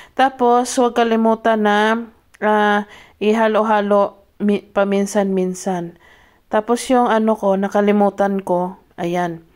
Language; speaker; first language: Filipino; non-native, local second language; Cebuano